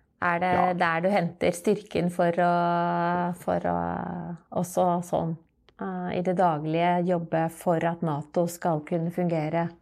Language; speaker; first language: Norwegian; native; Norwegian